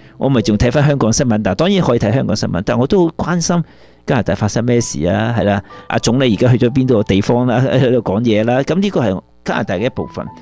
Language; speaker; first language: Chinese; non-native, local second language; Cantonese